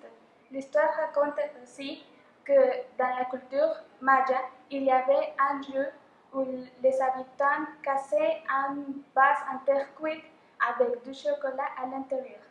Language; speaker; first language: French; non-native, fluent; Spanish